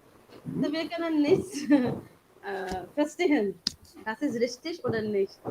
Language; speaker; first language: German; non-native, learner; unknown